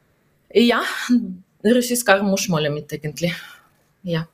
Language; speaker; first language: Norwegian; non-native, learner; Russian